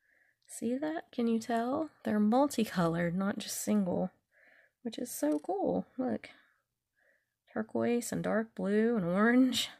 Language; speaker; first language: English; native; English